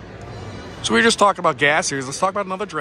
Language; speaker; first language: English; native; English